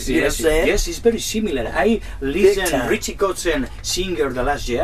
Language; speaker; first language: English; non-native, learner; Spanish